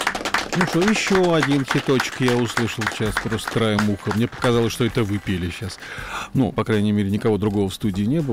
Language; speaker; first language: Russian; native; Russian